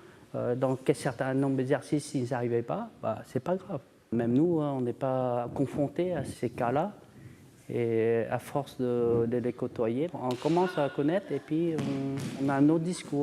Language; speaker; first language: French; native; French